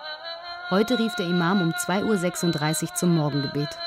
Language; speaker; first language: German; native; German